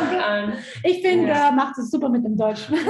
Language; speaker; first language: German; native; German